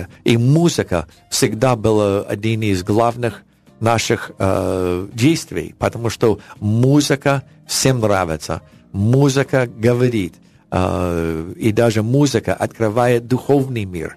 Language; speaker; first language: Russian; non-native, learner; English